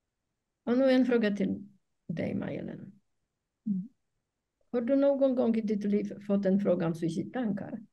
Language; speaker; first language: Swedish; non-native, fluent; Polish